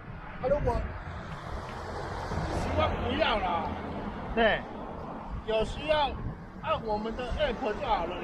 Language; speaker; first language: Chinese; native; Chinese